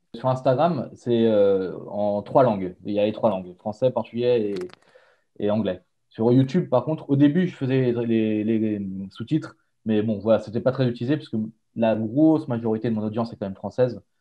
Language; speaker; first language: French; native; French